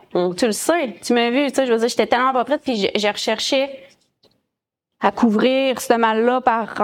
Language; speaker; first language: French; native; French